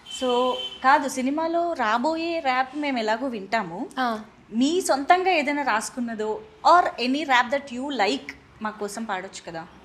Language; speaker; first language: Telugu; native; Telugu